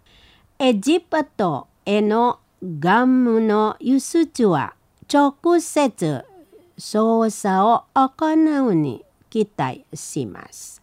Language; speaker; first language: Japanese; non-native, learner; Indonesian